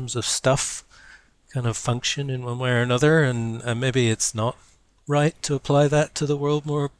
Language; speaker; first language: English; native; English